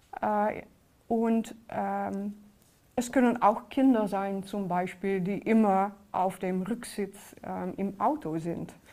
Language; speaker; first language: German; non-native, fluent; Dutch